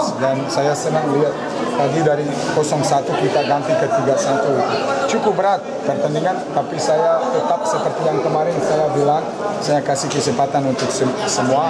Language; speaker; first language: Indonesian; non-native, fluent; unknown